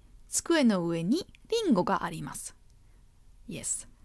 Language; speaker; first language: Japanese; non-native, fluent; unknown